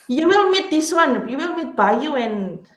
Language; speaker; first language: English; non-native, learner; Indonesian